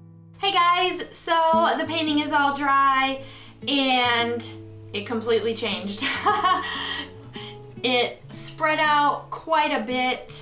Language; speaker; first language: English; native; English